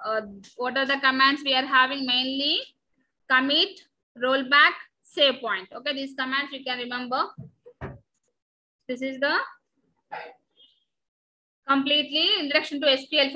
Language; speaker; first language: English; non-native, local second language; Telugu